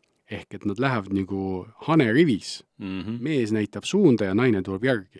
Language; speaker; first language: Estonian; native; Estonian